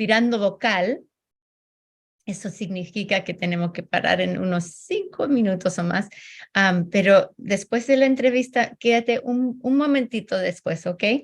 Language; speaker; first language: Spanish; non-native, fluent; English